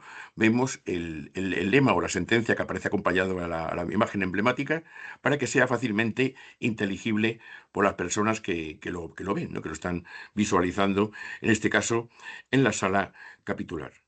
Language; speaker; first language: Spanish; native; Spanish